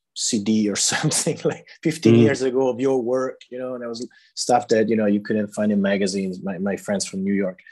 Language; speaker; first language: English; non-native, fluent; Italian